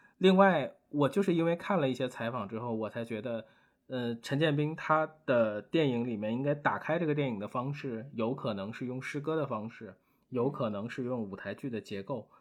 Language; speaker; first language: Chinese; native; Chinese